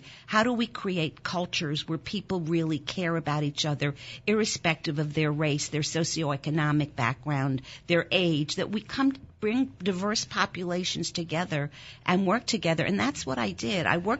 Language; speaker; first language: English; non-native, fluent; German